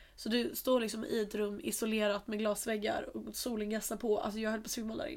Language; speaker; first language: Swedish; native; Swedish